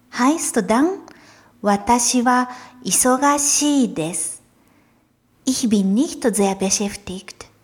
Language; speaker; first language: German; non-native, fluent; Japanese